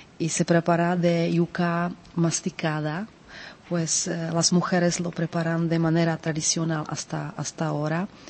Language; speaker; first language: Spanish; non-native, fluent; Czech